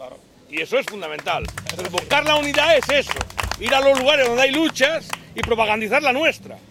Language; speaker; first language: Spanish; native; Spanish